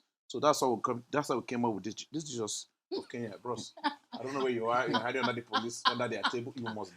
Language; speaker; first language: English; non-native, local second language; Yoruba